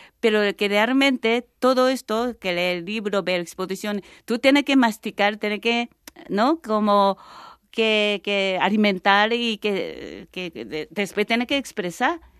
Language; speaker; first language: Spanish; non-native, fluent; Japanese